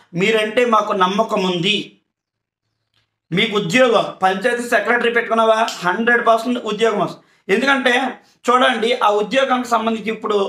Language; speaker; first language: Telugu; native; Telugu